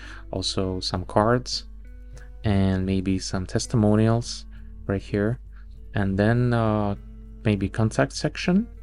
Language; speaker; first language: English; non-native, fluent; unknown